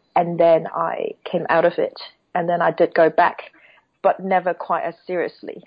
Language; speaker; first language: English; non-native, local second language; Cantonese